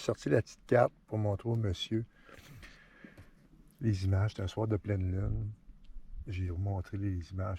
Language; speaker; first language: French; native; French